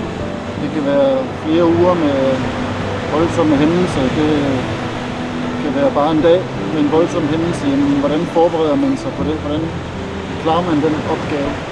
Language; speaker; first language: Danish; native; Danish